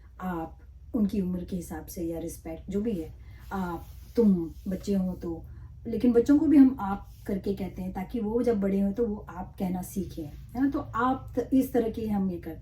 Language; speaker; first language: Hindi; non-native, local second language; Malayalam